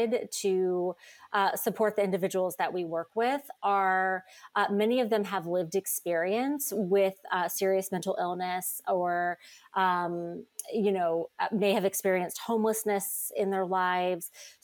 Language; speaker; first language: English; native; English